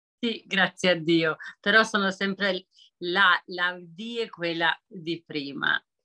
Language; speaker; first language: Italian; non-native, fluent; Albanian